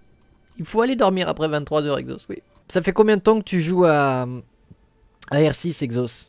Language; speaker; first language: French; native; French